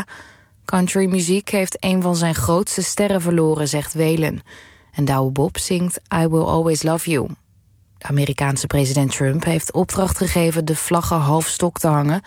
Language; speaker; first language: Dutch; native; Dutch